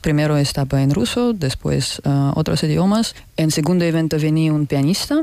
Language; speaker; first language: Spanish; non-native, learner; Russian